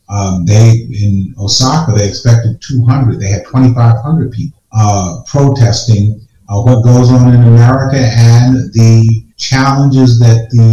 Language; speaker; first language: English; native; English